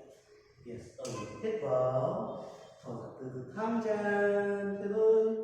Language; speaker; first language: Vietnamese; non-native, learner; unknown